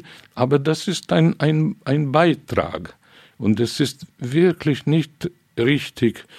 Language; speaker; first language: German; non-native, fluent; Hungarian